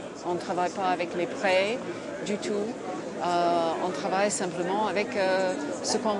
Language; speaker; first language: French; non-native, fluent; English